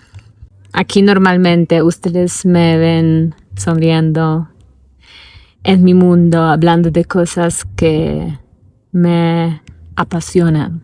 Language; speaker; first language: Spanish; non-native, fluent; Polish